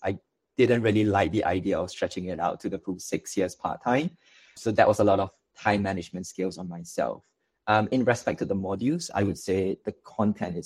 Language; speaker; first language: English; non-native, local second language; Chinese